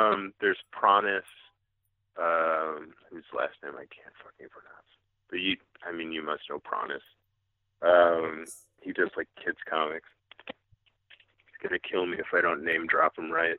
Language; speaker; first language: English; native; English